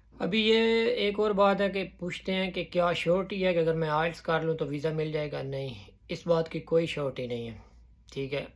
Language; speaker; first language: Urdu; non-native, local second language; Punjabi